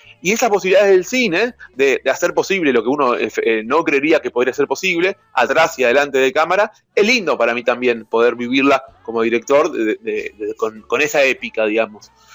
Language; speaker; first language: Spanish; native; Spanish